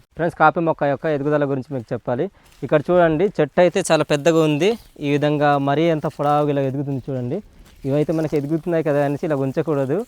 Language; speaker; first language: Telugu; non-native, local second language; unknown